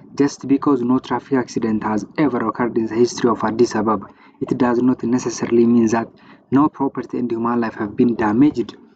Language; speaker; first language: English; non-native, local second language; Amharic